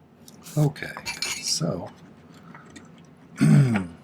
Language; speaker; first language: English; native; English